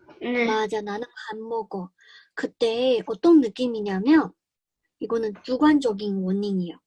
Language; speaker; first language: Korean; non-native, learner; Chinese